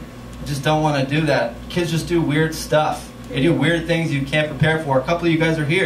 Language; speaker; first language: English; native; English